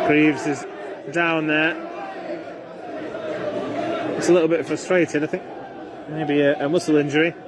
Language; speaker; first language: English; native; English